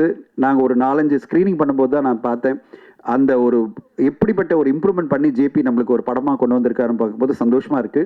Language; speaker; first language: Tamil; native; Tamil